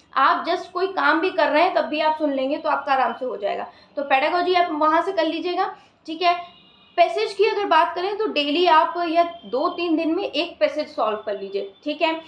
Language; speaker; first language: Hindi; native; Hindi